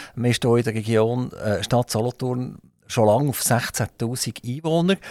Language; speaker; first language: German; native; German